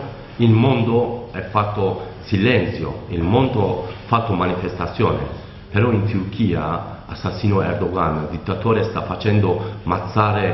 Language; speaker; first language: Italian; non-native, learner; Kurdish